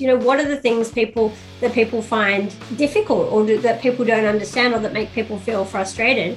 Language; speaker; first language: English; native; English